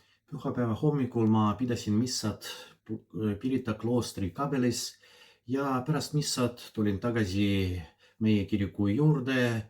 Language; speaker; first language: Estonian; non-native, fluent; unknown